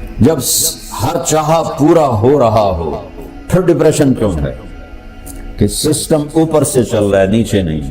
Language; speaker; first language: Urdu; non-native, local second language; Punjabi